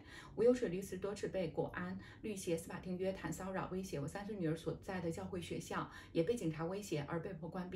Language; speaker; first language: Chinese; native; Chinese